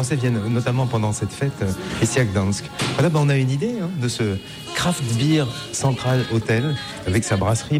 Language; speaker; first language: French; native; French